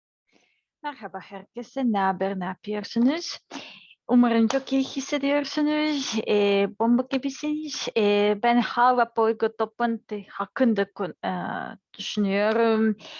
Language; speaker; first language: Turkish; non-native, learner; Serbian